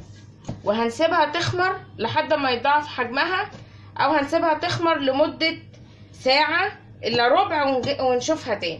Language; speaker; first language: Arabic; native; Arabic